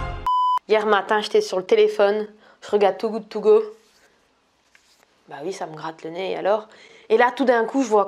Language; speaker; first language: French; native; French